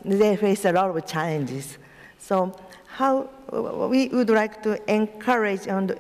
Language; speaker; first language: English; non-native, learner; Japanese